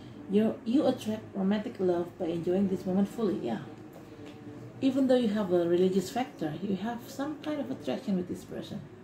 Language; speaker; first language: English; non-native, fluent; Indonesian